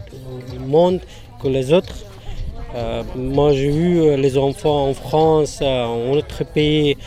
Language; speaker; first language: French; non-native, learner; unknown